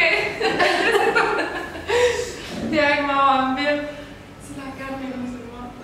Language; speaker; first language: Indonesian; non-native, fluent; Romanian